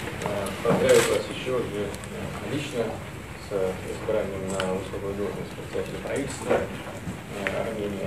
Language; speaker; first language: Russian; native; Russian